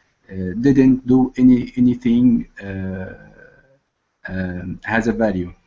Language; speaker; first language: English; non-native, learner; Arabic